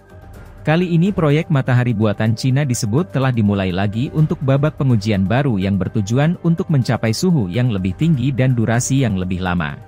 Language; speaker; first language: Indonesian; native; Indonesian